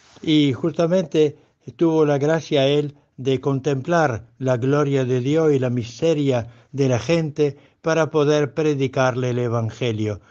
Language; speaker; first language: Spanish; native; Spanish